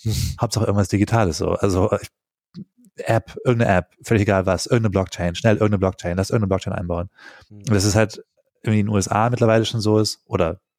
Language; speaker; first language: German; native; German